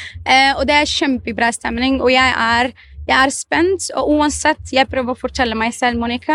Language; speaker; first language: Norwegian; non-native, fluent; Arabic